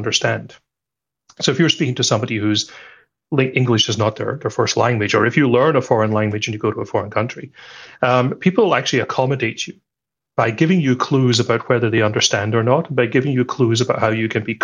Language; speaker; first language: English; native; English